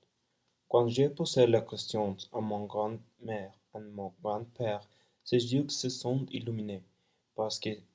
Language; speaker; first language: French; non-native, learner; Spanish